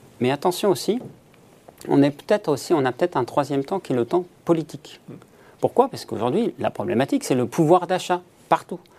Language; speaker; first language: French; native; French